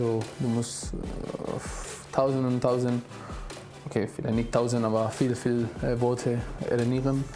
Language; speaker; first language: German; non-native, learner; Spanish